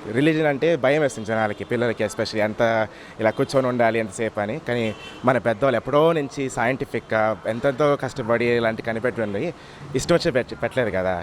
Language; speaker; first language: Telugu; early bilingual, heritage; Telugu